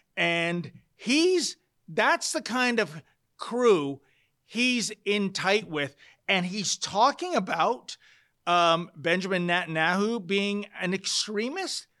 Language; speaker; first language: English; native; English